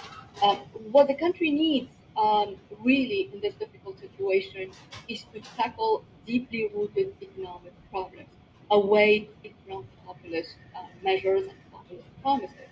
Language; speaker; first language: English; non-native, local second language; Arabic